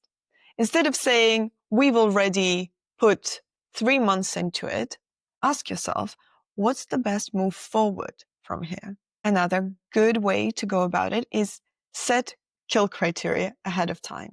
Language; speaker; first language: English; non-native, fluent; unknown